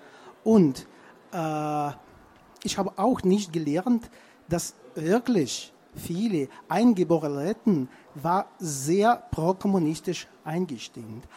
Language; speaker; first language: German; non-native, fluent; Russian